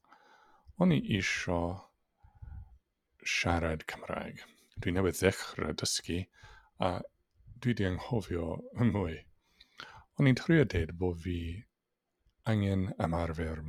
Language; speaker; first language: Welsh; non-native, learner; English